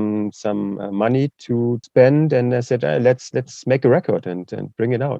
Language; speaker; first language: English; non-native, fluent; German